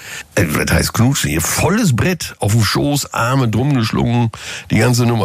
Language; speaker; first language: German; native; German